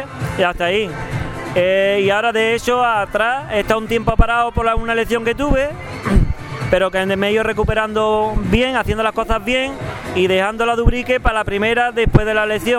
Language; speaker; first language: Spanish; native; Spanish